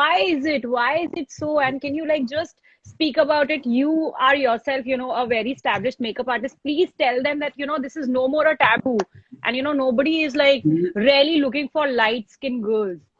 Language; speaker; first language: English; non-native, local second language; Hindi